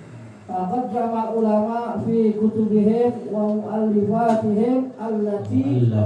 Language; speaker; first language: Arabic; non-native, fluent; Indonesian